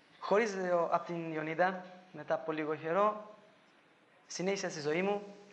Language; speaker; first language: Greek; non-native, fluent; Albanian